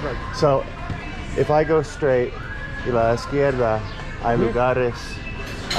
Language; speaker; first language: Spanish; non-native, learner; English